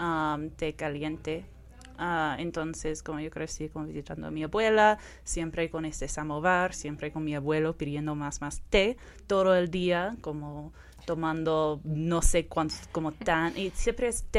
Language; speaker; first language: Spanish; non-native, fluent; English